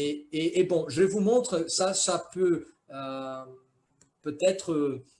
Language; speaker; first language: French; non-native, fluent; Portuguese